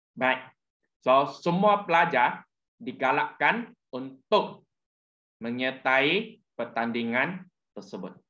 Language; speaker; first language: Malay; non-native, local second language; Chinese